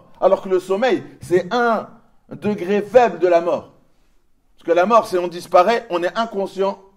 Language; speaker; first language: French; native; French